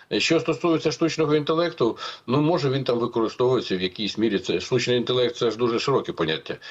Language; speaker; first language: Ukrainian; non-native, local second language; Russian